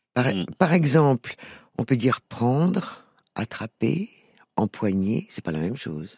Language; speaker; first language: French; native; French